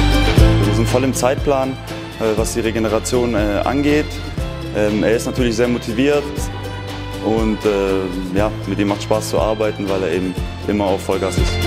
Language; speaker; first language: German; native; German